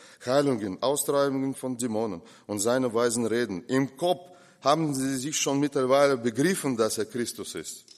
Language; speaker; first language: German; non-native, fluent; Russian